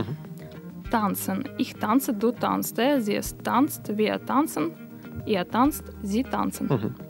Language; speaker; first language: German; non-native, learner; Russian